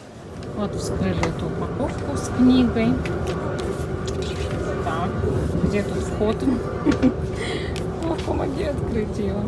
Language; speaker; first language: Russian; native; Russian